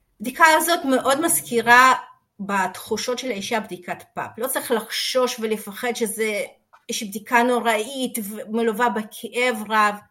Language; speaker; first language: Hebrew; non-native, fluent; Russian